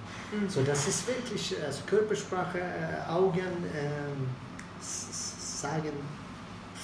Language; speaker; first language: German; non-native, fluent; Swedish